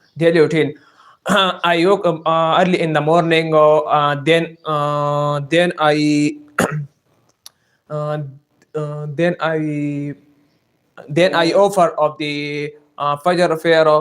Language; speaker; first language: English; non-native, learner; Pashto